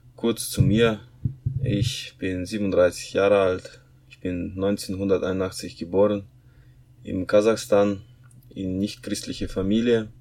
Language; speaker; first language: German; non-native, fluent; Russian